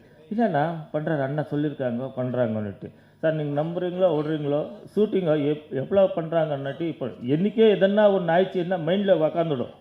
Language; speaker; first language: Tamil; non-native, learner; Kannada